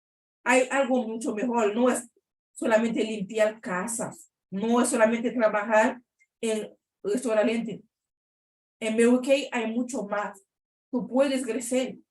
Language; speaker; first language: Spanish; non-native, learner; Haitian Creole